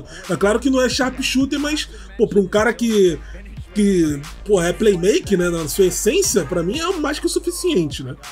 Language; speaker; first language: Portuguese; native; Portuguese